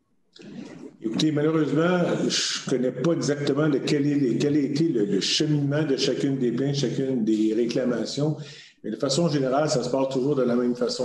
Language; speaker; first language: French; native; French